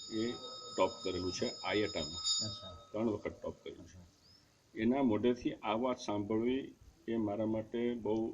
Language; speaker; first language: Gujarati; native; Gujarati